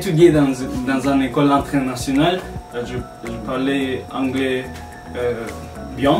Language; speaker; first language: French; non-native, learner; Japanese